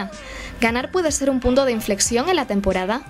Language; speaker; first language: Spanish; native; Spanish